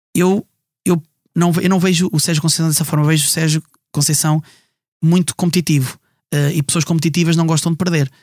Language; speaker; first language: Portuguese; native; Portuguese